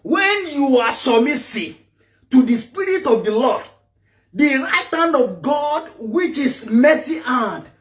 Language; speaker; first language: English; non-native, local second language; Yoruba